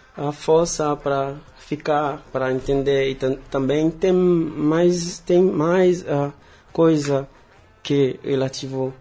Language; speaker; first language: Portuguese; non-native, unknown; Haitian Creole